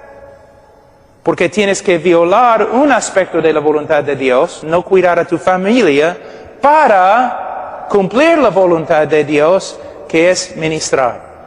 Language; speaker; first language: Spanish; non-native, fluent; English